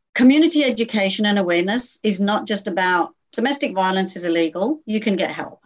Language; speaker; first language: English; native; English